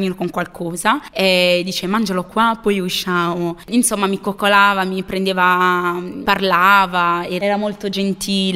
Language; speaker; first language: Italian; early bilingual, other home language; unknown